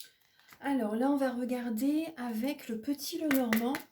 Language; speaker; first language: French; native; French